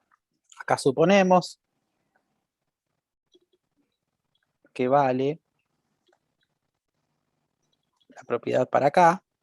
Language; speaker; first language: Spanish; native; Spanish